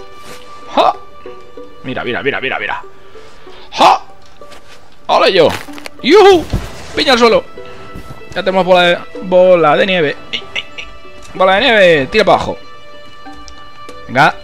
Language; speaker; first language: Spanish; native; Spanish